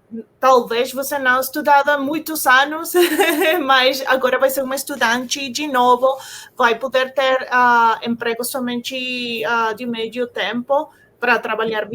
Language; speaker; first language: Portuguese; non-native, fluent; Spanish